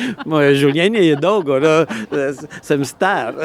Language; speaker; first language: Slovenian; non-native, learner; Italian